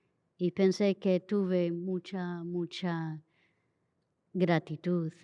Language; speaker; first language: Spanish; native; Spanish